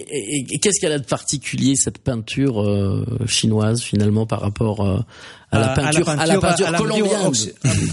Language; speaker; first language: French; native; French